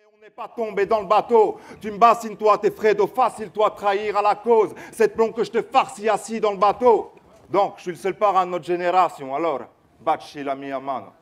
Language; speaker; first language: French; native; French